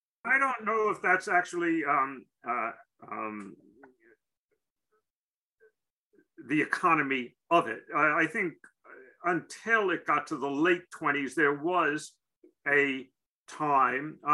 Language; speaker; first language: English; native; English